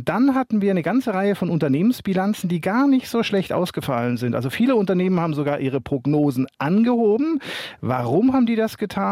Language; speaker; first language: German; native; German